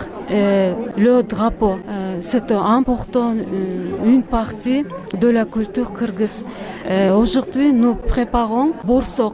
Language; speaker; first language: French; non-native, learner; Kyrgyz